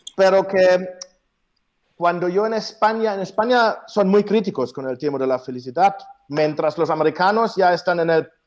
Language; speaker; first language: Spanish; non-native, fluent; German